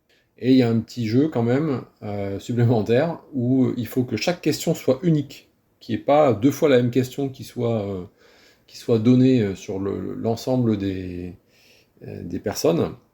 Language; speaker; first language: French; native; French